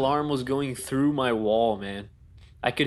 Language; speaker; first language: English; native; English